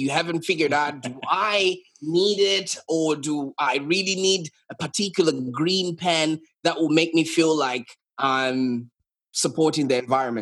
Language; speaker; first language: English; non-native, local second language; Shona